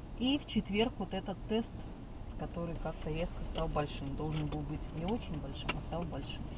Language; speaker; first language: Russian; native; Russian